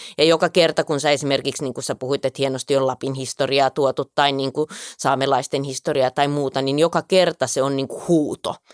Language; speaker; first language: Finnish; native; Finnish